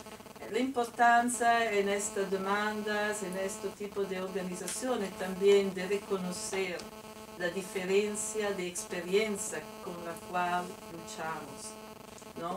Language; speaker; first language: Spanish; non-native, fluent; Italian